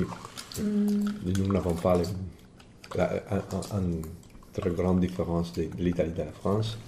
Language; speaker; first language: French; non-native, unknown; Italian